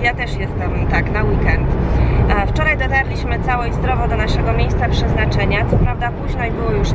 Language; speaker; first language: Polish; native; Polish